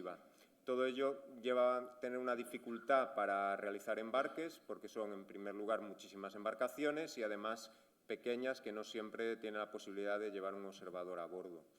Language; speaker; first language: Spanish; native; Spanish